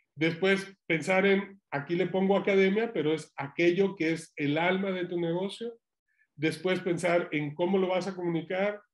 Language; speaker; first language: Spanish; native; Spanish